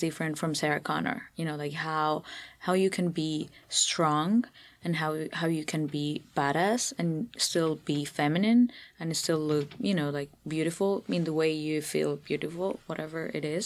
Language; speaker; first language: English; non-native, fluent; Spanish